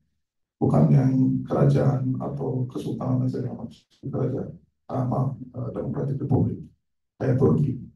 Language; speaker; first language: Indonesian; non-native, fluent; Turkish